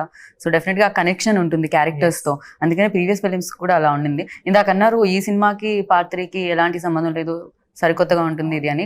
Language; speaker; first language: Telugu; native; Telugu